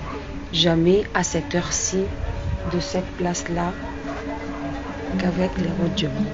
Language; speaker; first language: French; non-native, fluent; Arabic